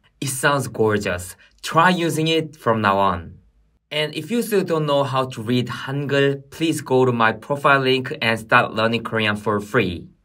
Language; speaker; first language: English; non-native, fluent; Korean